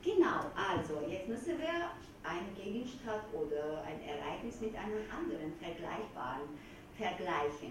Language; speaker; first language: German; non-native, fluent; Georgian